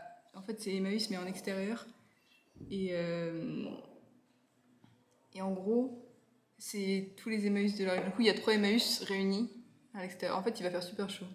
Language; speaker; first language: French; native; French